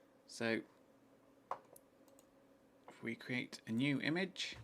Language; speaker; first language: English; native; English